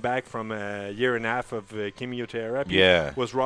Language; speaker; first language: English; non-native, fluent; French